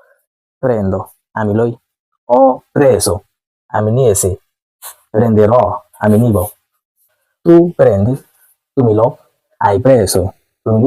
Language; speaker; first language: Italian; non-native, fluent; Bangla